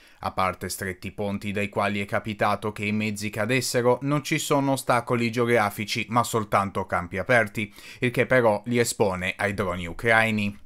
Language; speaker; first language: Italian; native; Italian